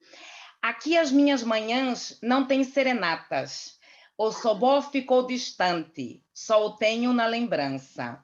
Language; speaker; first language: Portuguese; native; Portuguese